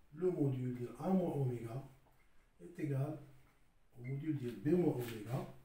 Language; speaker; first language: French; non-native, local second language; Arabic